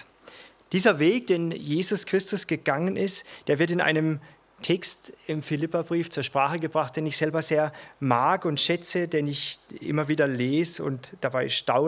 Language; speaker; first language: German; native; German